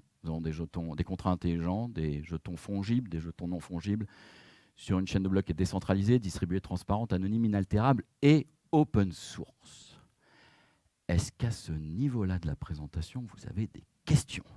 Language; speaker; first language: French; native; French